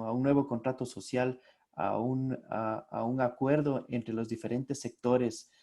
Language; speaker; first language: Spanish; native; Spanish